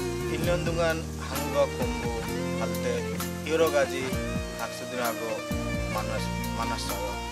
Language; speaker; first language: Korean; non-native, learner; Bangla